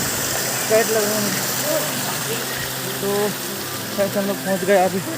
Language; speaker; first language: Hindi; non-native, local second language; Nepali